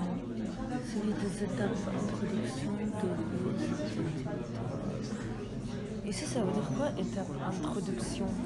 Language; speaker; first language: French; non-native, learner; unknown